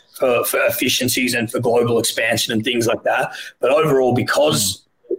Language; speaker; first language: English; native; English